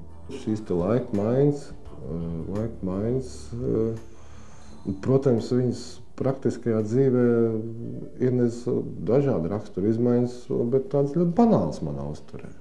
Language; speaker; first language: Latvian; native; Latvian